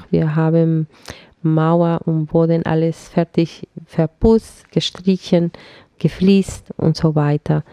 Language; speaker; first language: German; non-native, fluent; Spanish